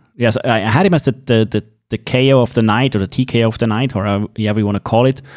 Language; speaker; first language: English; non-native, fluent; German